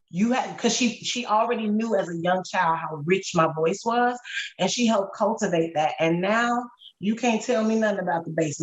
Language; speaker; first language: English; native; English